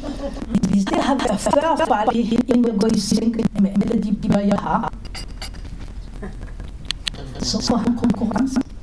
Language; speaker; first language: Danish; non-native, fluent; Hebrew